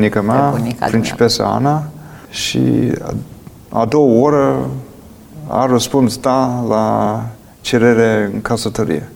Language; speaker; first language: Romanian; non-native, fluent; English